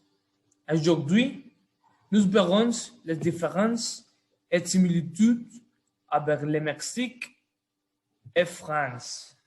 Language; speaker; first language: French; non-native, learner; Spanish